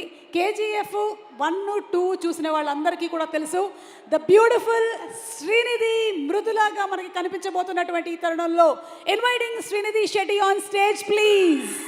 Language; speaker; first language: Telugu; native; Telugu